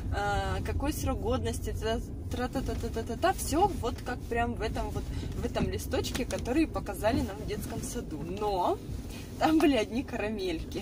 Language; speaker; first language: Russian; native; Russian